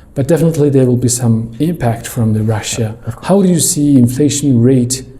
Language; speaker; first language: English; non-native, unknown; Mongolian